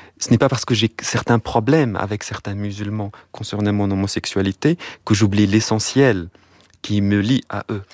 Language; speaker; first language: French; non-native, local second language; Arabic